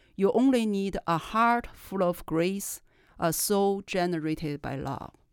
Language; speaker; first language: English; non-native, fluent; Chinese